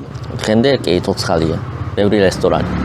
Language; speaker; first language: Georgian; non-native, fluent; Japanese